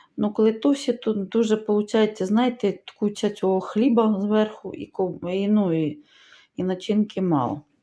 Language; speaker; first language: Ukrainian; non-native, local second language; Russian